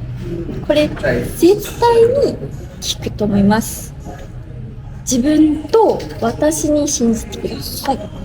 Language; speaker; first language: Japanese; non-native, fluent; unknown